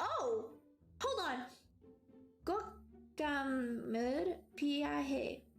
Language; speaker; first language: Korean; non-native, learner; English